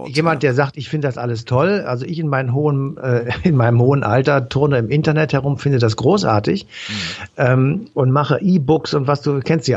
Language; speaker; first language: German; native; German